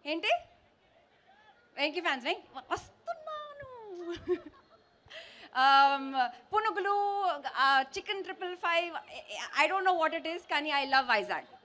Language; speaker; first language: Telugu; non-native, learner; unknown